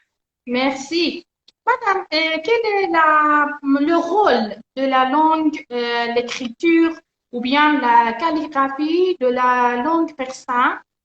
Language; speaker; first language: French; non-native, learner; Persian